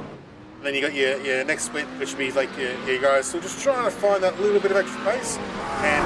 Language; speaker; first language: English; native; English